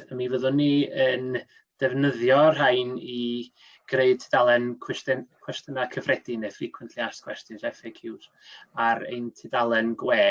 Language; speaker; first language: Welsh; native; Welsh